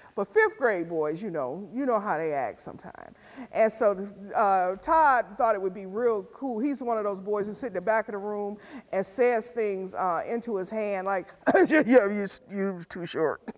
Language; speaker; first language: English; native; English